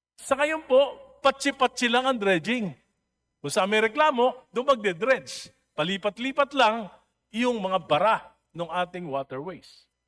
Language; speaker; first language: Filipino; native; Filipino